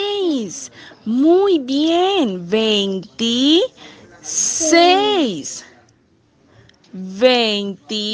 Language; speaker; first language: Spanish; native; Spanish